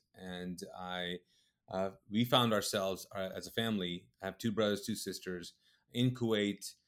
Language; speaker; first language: English; early bilingual, other home language; Urdu